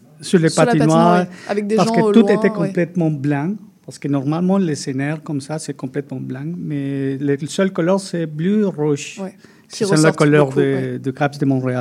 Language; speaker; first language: French; non-native, fluent; Spanish